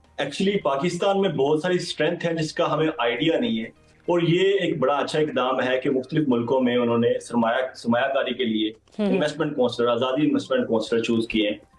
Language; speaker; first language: Urdu; non-native, local second language; Punjabi